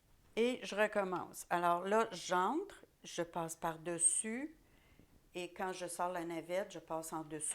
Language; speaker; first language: French; native; French